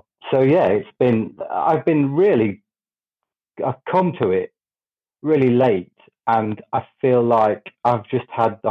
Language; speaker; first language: English; native; English